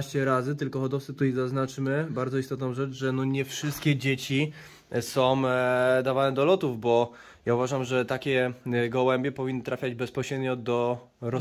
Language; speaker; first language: Polish; native; Polish